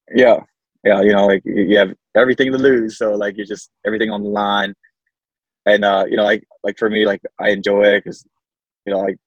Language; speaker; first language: English; early bilingual, other home language; Samoan